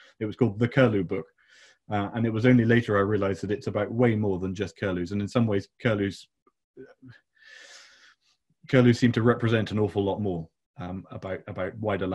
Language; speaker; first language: English; native; English